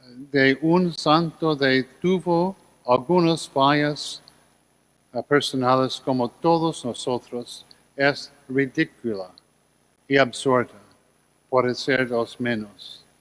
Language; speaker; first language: Spanish; non-native, learner; English